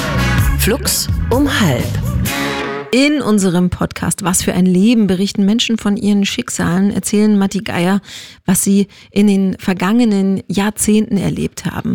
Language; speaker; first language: German; native; German